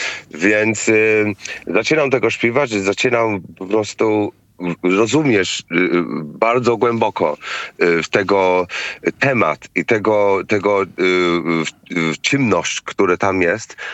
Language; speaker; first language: Polish; non-native, fluent; English